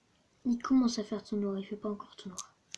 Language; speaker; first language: French; native; French